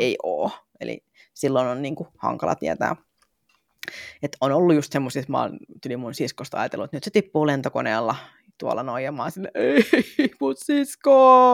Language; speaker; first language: Finnish; native; Finnish